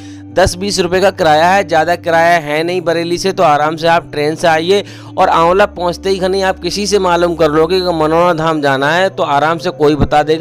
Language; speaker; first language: Hindi; native; Hindi